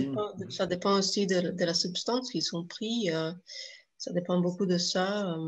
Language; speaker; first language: French; non-native, fluent; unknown